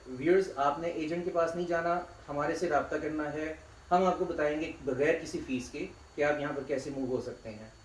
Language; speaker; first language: Urdu; native; Urdu